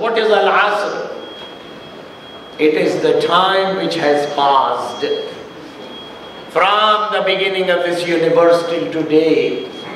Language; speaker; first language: English; non-native, local second language; Urdu